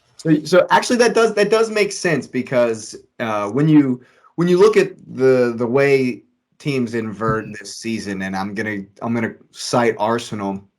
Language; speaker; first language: English; native; English